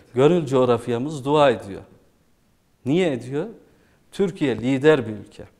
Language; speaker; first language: Turkish; native; Turkish